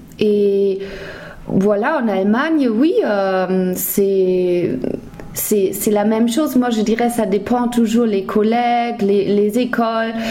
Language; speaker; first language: French; non-native, fluent; German